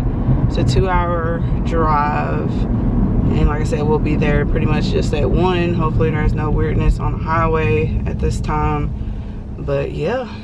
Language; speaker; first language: English; native; English